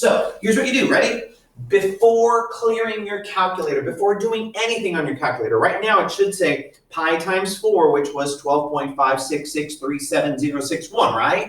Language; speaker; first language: English; native; English